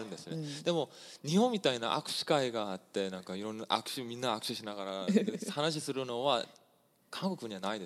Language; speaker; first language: Japanese; non-native, fluent; Korean